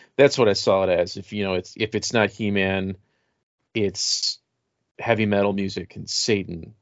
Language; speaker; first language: English; native; English